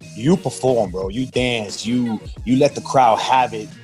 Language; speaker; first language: English; native; English